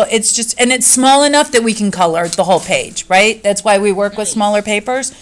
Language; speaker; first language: English; native; English